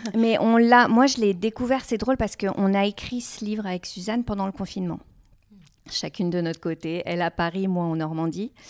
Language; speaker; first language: French; native; French